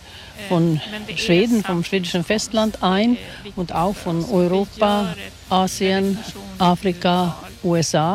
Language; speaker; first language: German; non-native, fluent; Swedish